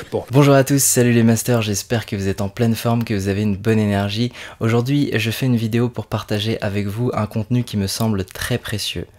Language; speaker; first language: French; native; French